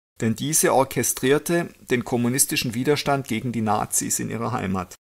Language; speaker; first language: German; native; German